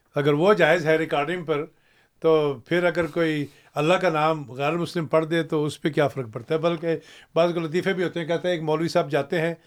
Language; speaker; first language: Urdu; native; Urdu